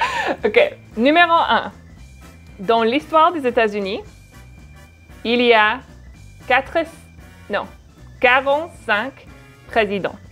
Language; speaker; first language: French; non-native, fluent; English